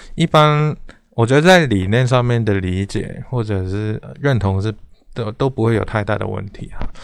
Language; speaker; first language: Chinese; non-native, fluent; Cantonese